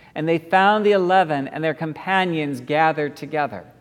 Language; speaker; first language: English; native; English